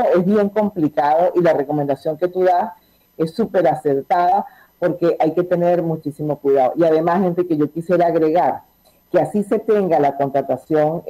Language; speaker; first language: Spanish; native; Spanish